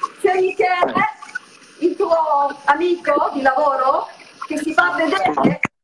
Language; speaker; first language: Italian; early bilingual, heritage; Italian